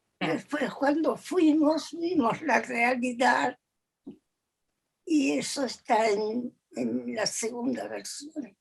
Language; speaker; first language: Spanish; early bilingual, other home language; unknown